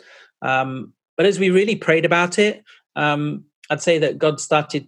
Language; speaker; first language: English; native; English